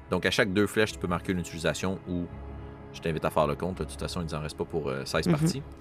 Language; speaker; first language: French; native; French